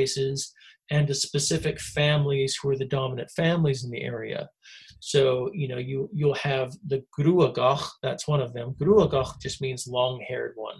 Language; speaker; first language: English; native; English